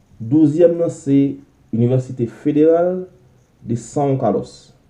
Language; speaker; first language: French; non-native, local second language; Haitian Creole